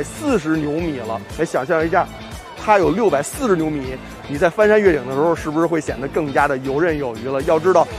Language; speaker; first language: Chinese; native; Chinese